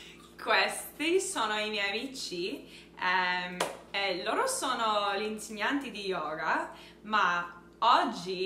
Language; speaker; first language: Italian; non-native, learner; English